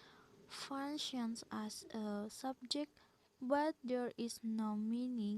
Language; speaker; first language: English; non-native, learner; Indonesian